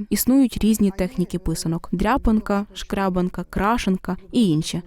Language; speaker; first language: Ukrainian; native; Ukrainian